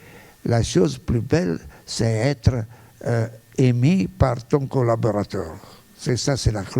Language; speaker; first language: French; non-native, fluent; Italian